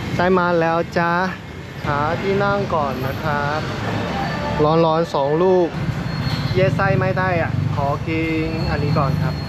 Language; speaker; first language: Thai; non-native, fluent; Chinese